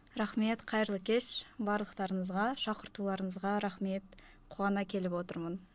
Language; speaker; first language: Kazakh; non-native, local second language; Russian